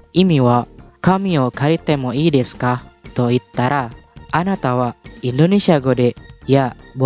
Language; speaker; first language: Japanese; non-native, fluent; Indonesian